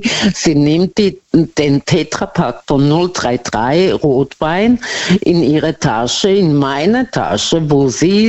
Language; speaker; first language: German; non-native, fluent; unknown